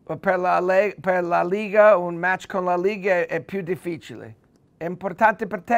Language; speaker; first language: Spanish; non-native, learner; English